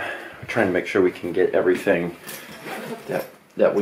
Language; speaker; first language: English; native; English